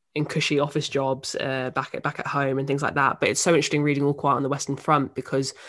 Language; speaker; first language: English; native; English